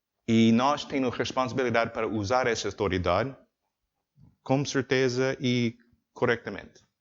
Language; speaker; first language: Portuguese; non-native, learner; English